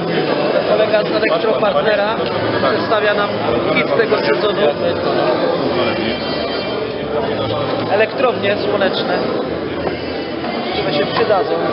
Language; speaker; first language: Polish; native; Polish